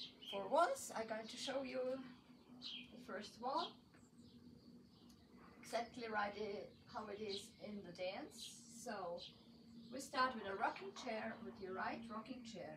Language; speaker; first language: English; non-native, fluent; German